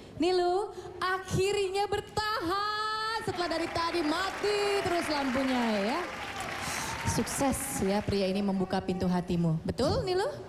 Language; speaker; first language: Indonesian; native; Indonesian